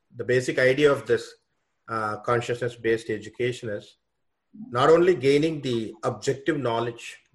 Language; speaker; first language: English; non-native, local second language; Tamil